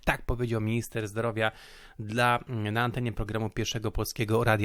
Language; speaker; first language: Polish; native; Polish